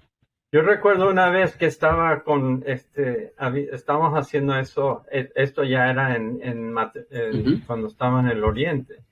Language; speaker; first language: Spanish; non-native, fluent; English